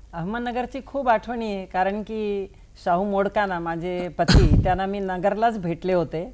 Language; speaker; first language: Marathi; non-native, local second language; Hindi